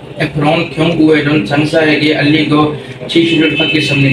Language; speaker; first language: Korean; non-native, learner; Punjabi